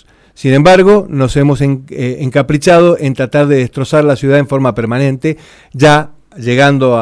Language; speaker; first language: Spanish; native; Spanish